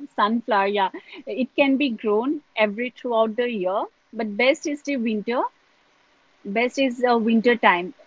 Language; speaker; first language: English; non-native, local second language; Assamese